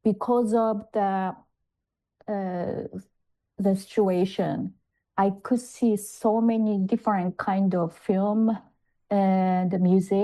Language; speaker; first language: English; non-native, fluent; Japanese